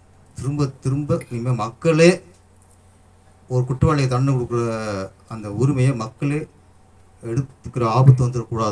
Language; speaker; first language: Tamil; native; Tamil